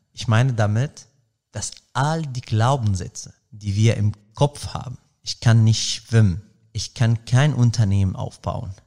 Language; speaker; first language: German; non-native, fluent; Arabic